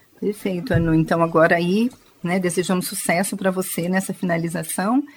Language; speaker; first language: Portuguese; native; Portuguese